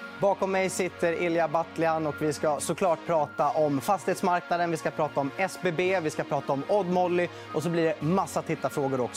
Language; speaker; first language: Swedish; native; Swedish